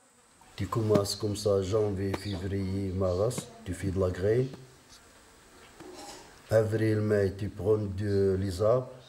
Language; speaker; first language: French; non-native, local second language; Arabic